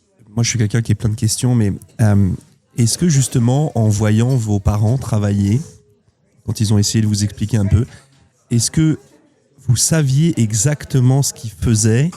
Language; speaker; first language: French; native; French